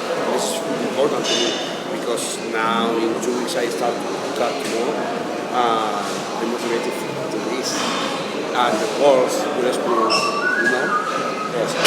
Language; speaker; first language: English; non-native, learner; Spanish